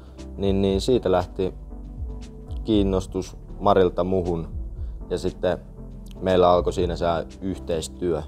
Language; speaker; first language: Finnish; non-native, local second language; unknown